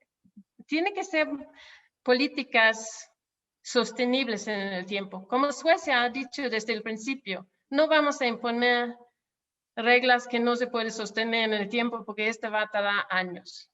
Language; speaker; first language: Spanish; non-native, fluent; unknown